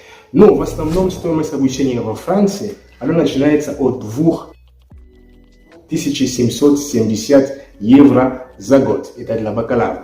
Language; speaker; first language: Russian; non-native, fluent; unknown